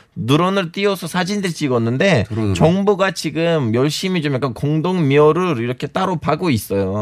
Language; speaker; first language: Korean; non-native, fluent; Turkish